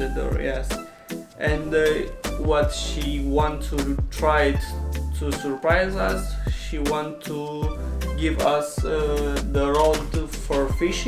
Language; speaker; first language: English; non-native, learner; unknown